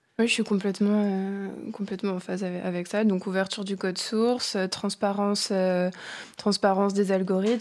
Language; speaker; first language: French; native; French